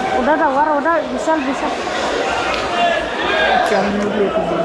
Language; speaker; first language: Turkish; non-native, learner; Indonesian